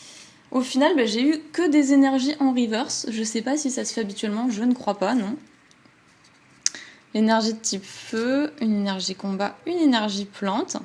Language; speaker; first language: French; native; French